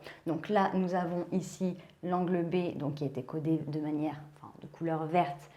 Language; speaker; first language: French; native; French